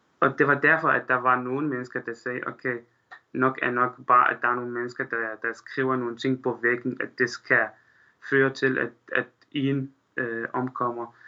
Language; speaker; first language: Danish; non-native, fluent; Arabic